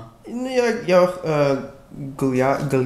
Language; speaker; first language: Russian; non-native, learner; English